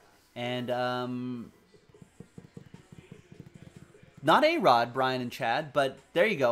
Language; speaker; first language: English; native; English